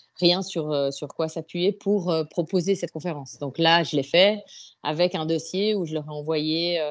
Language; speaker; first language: French; native; French